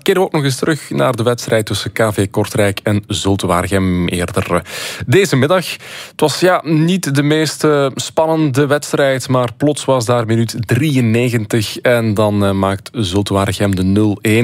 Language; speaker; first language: Dutch; native; Dutch